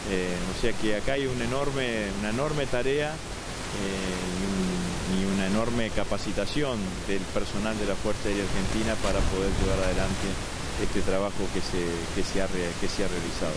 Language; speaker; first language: Spanish; native; Spanish